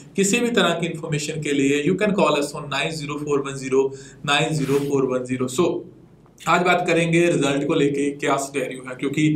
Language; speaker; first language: Hindi; non-native, local second language; Punjabi